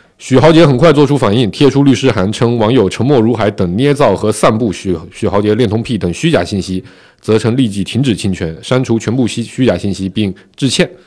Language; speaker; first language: Chinese; non-native, local second language; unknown